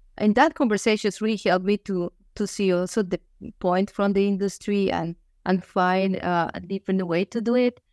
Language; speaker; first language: English; non-native, fluent; Galician